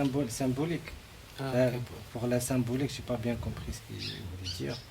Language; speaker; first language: French; non-native, local second language; Arabic